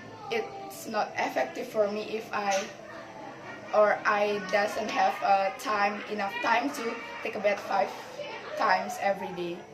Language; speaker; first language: English; non-native, learner; Indonesian